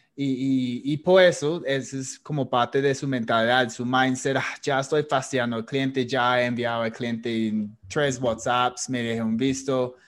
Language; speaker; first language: Spanish; non-native, fluent; English